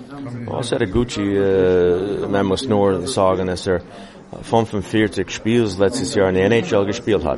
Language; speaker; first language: German; non-native, fluent; English